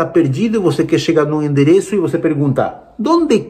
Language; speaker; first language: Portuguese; non-native, fluent; Spanish